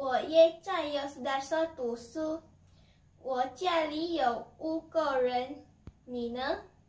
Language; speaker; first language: Chinese; non-native, learner; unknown